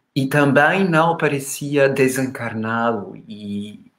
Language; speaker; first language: Portuguese; non-native, fluent; German